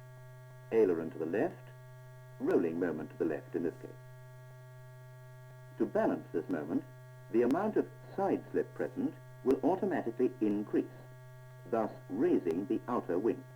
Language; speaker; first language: English; native; English